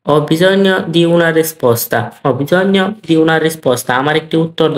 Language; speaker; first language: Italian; non-native, fluent; Bangla